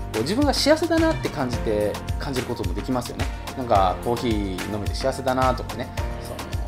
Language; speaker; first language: Japanese; native; Japanese